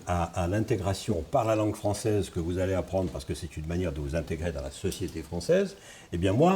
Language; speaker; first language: French; native; French